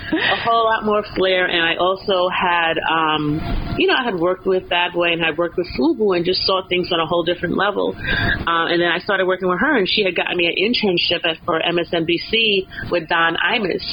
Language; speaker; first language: English; native; English